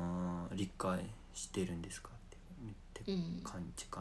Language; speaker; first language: Japanese; non-native, learner; Mongolian